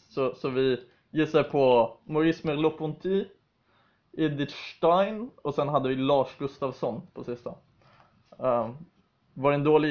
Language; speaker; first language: Swedish; native; Swedish